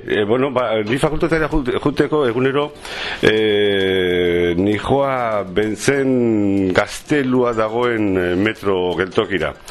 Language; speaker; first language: Basque; non-native, local second language; Spanish